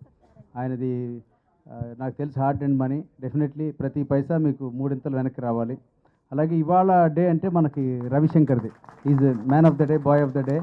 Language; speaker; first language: Telugu; native; Telugu